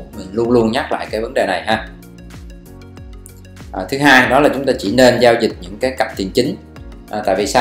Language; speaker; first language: Vietnamese; native; Vietnamese